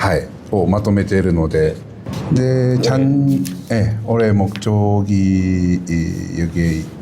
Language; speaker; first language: Japanese; native; Japanese